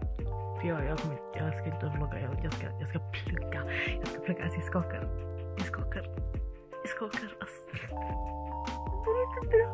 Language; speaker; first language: Swedish; early bilingual, other home language; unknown